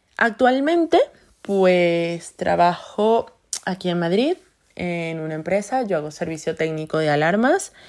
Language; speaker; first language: Spanish; native; Spanish